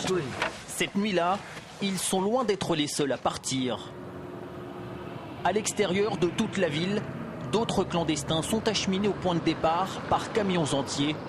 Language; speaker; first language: French; native; French